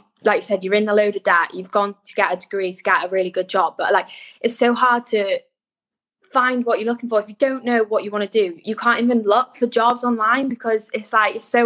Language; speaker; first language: English; native; English